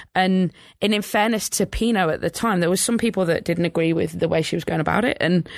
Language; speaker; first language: English; native; English